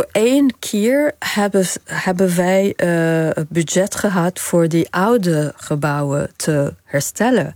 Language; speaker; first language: Dutch; non-native, fluent; Arabic